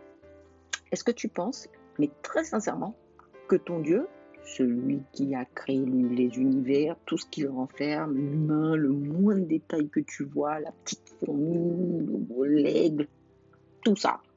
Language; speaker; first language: French; native; French